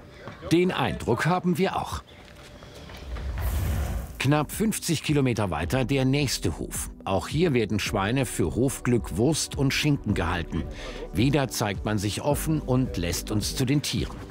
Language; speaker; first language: German; native; German